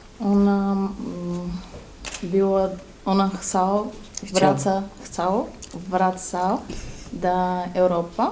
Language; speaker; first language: Polish; non-native, learner; Portuguese